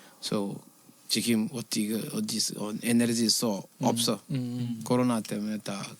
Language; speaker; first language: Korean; non-native, learner; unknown